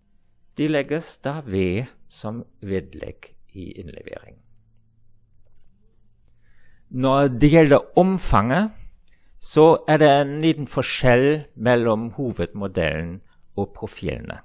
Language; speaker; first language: Norwegian; non-native, fluent; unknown